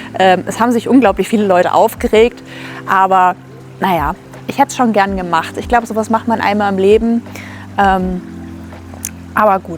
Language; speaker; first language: German; native; German